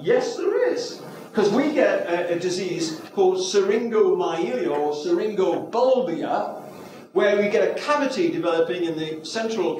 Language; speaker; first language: English; native; English